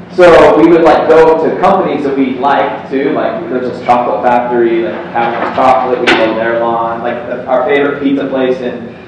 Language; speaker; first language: English; native; English